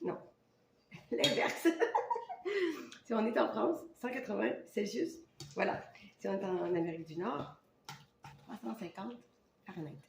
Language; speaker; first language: French; native; French